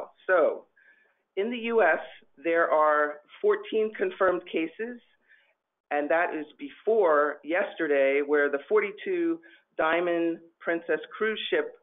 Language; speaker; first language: English; native; English